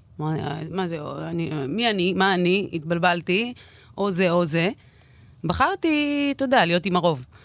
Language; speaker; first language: Hebrew; native; Hebrew